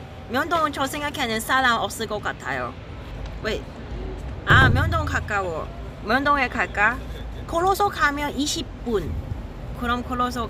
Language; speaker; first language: Korean; non-native, learner; Cantonese